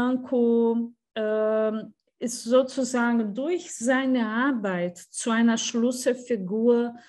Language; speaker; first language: German; non-native, fluent; Portuguese